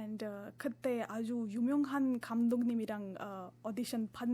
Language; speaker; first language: Korean; non-native, fluent; Marathi